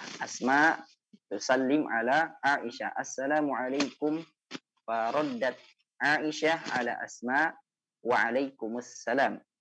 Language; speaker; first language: Arabic; non-native, fluent; Indonesian